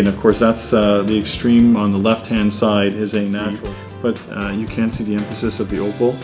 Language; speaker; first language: English; native; English